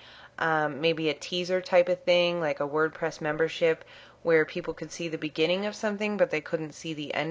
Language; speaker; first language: English; native; English